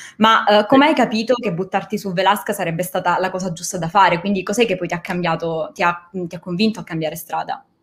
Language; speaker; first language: Italian; native; Italian